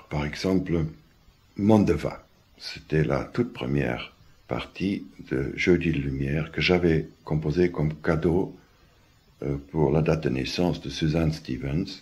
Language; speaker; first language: French; non-native, fluent; German